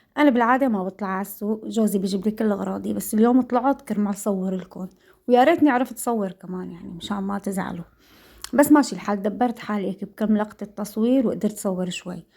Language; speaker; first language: Arabic; native; Arabic